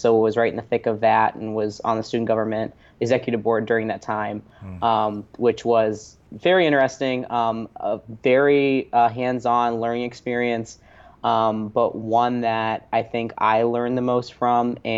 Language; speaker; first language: English; native; English